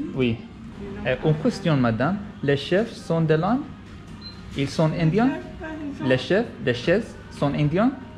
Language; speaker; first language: French; non-native, learner; English